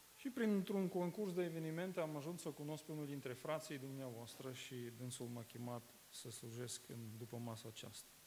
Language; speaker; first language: Romanian; non-native, fluent; Russian